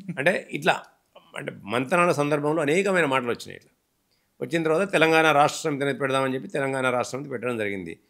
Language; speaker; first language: Telugu; native; Telugu